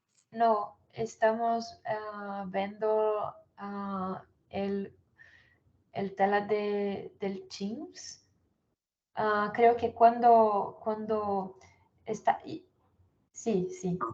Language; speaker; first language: Spanish; non-native, learner; Portuguese